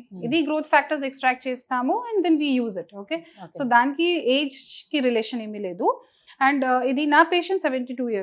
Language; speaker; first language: Telugu; non-native, local second language; Hindi